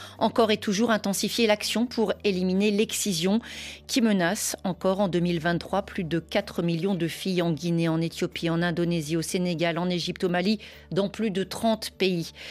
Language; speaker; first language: French; native; French